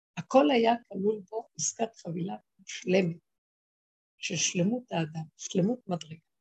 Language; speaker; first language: Hebrew; native; Hebrew